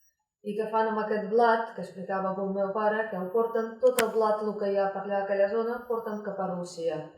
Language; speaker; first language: Catalan; non-native, fluent; Ukrainian